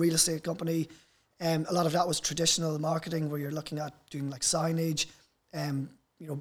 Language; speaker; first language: English; native; English